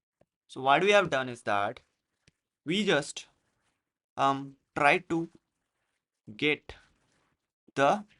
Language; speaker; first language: English; non-native, local second language; Hindi